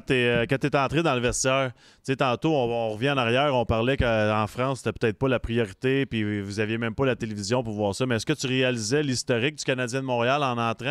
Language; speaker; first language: French; native; French